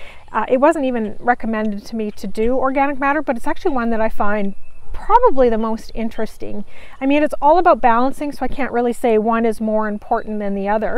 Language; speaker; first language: English; native; English